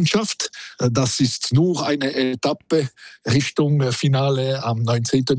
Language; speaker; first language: German; non-native, local second language; French